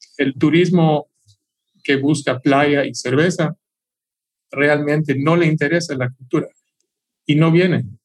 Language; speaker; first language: Spanish; non-native, fluent; English